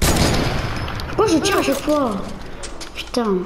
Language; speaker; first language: French; native; French